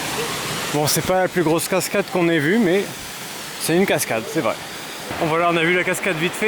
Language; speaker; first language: French; native; French